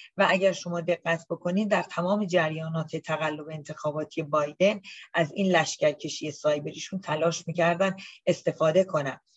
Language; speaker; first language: Persian; native; Persian